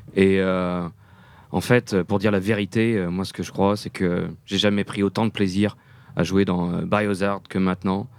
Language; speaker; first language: French; native; French